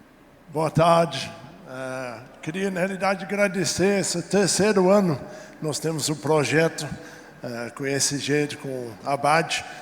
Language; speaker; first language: Portuguese; non-native, fluent; English